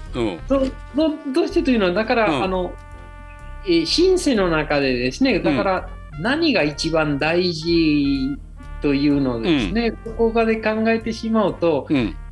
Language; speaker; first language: Japanese; non-native, learner; Spanish